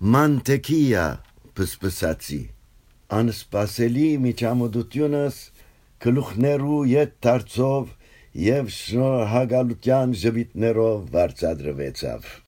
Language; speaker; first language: Armenian; early bilingual, heritage; Armenian